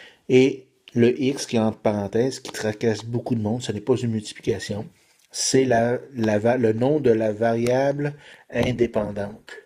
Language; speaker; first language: French; native; French